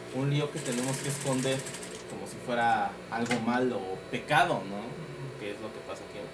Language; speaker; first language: Spanish; native; Spanish